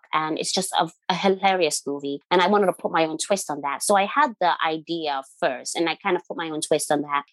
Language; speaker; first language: English; non-native, local second language; Yoruba